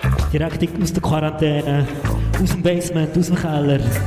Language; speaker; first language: German; native; German